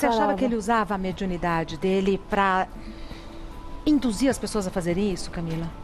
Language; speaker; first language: Portuguese; native; Portuguese